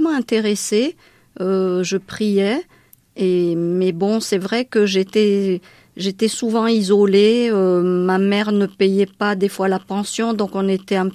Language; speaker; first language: French; non-native, local second language; Malagasy